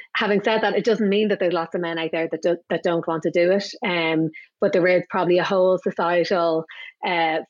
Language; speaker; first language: English; native; English